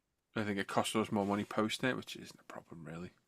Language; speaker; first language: English; native; English